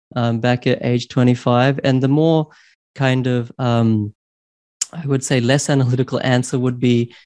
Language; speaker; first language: English; native; English